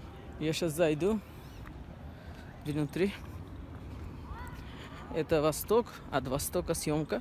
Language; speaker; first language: Russian; non-native, learner; Bangla